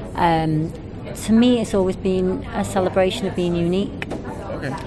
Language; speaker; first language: English; native; English